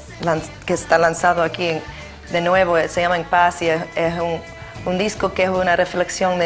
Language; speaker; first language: Spanish; early bilingual, heritage; Spanish